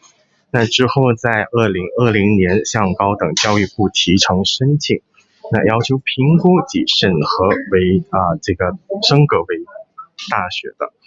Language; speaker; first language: Chinese; native; Chinese